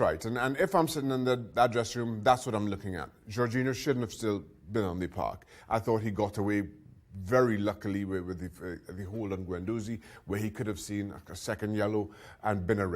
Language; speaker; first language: English; native; English